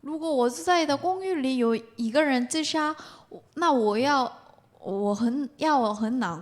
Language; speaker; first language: Chinese; non-native, learner; Korean